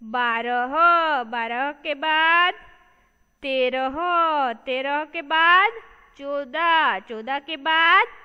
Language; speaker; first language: Hindi; non-native, local second language; Gujarati